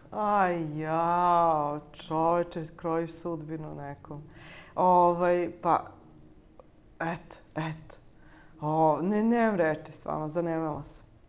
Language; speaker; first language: Bosnian; native; Bosnian